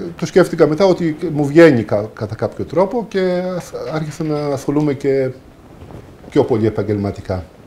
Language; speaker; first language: Greek; early bilingual, heritage; Greek